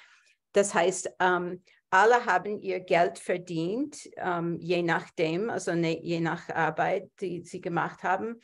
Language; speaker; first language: German; non-native, fluent; English